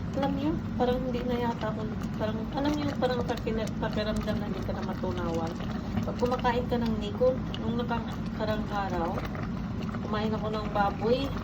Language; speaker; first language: Filipino; native; Filipino